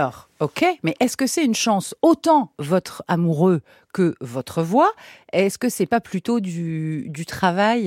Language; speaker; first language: French; native; French